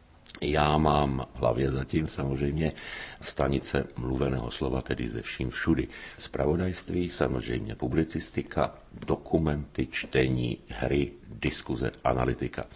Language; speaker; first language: Czech; native; Czech